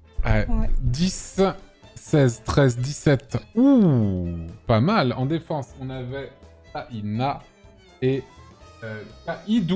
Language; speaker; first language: French; native; French